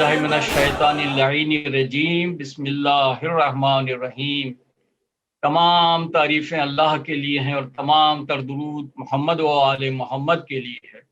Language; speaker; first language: Urdu; native; Urdu